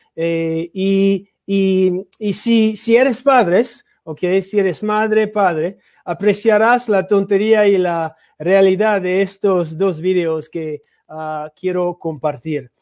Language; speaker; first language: Spanish; non-native, learner; English